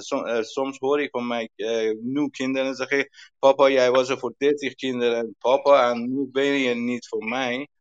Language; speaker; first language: Dutch; non-native, learner; Persian